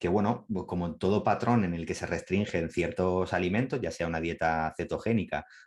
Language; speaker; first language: Spanish; native; Spanish